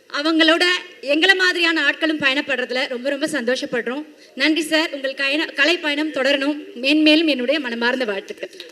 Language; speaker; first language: Tamil; native; Tamil